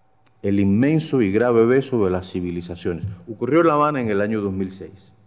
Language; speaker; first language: Spanish; native; Spanish